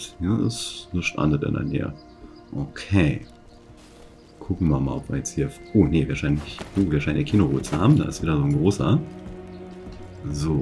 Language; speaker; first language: German; native; German